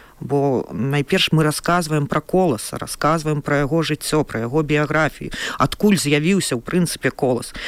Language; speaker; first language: Belarusian; native; Belarusian